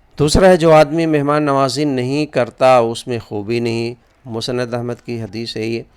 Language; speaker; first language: Urdu; native; Urdu